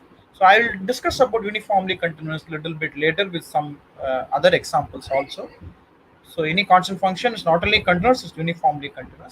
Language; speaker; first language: English; non-native, local second language; Tamil